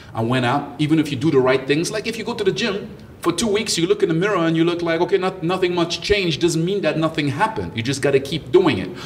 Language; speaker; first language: English; early bilingual, other home language; French